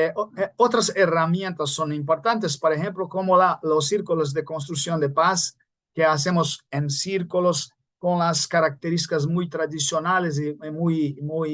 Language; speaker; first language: Spanish; non-native, fluent; Portuguese